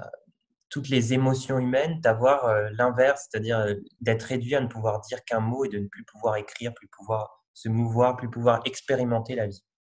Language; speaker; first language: French; native; French